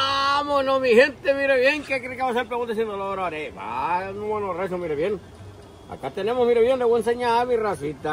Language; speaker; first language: Spanish; native; Spanish